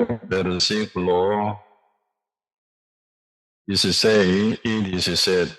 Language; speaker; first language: Spanish; non-native, learner; Korean